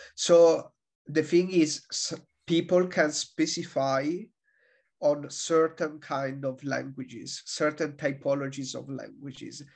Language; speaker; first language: English; non-native, fluent; Italian